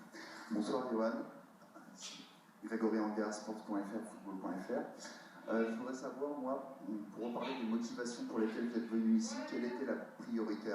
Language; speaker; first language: French; native; French